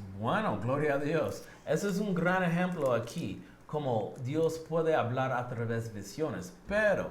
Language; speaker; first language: Spanish; non-native, learner; English